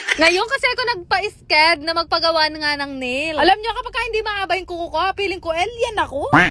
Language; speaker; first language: Filipino; non-native, local second language; Pampanga